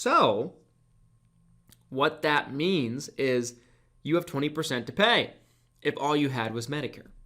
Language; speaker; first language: English; native; English